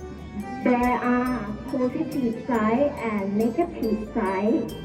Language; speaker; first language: English; non-native, learner; Thai